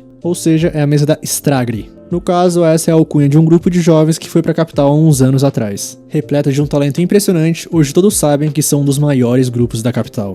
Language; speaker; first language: Portuguese; native; Portuguese